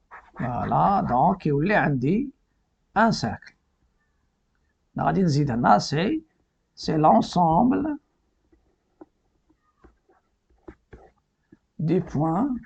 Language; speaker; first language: French; non-native, local second language; Arabic